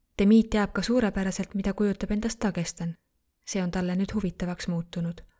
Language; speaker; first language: Estonian; non-native, fluent; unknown